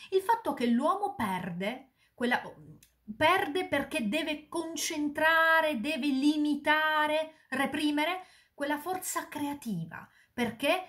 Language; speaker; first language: Italian; native; Italian